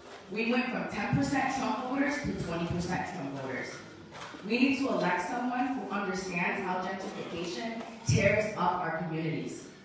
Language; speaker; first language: English; early bilingual, other home language; Spanish